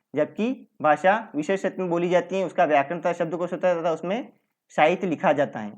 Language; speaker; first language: Hindi; native; Hindi